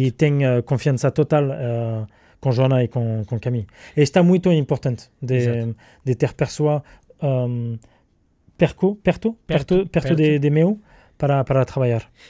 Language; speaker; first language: Portuguese; non-native, learner; French